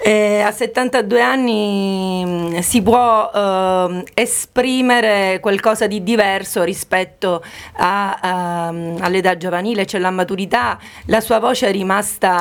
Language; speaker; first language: Italian; native; Italian